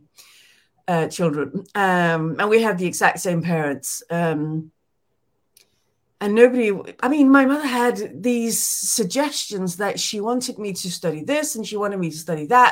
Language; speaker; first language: English; non-native, fluent; Danish